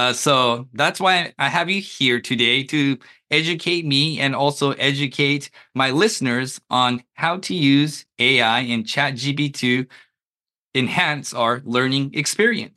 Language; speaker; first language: English; early bilingual, other home language; Japanese